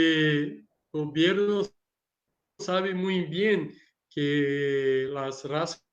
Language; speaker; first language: Spanish; non-native, learner; Portuguese